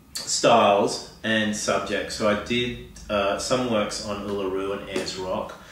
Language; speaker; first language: English; native; English